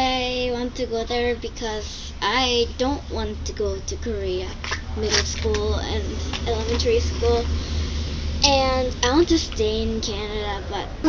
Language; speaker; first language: English; non-native, fluent; Korean